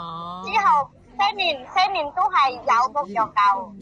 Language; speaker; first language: Chinese; non-native, learner; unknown